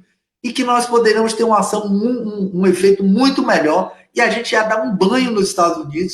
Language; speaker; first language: Portuguese; native; Portuguese